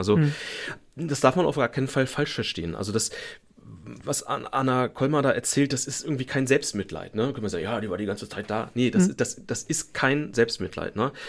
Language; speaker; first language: German; native; German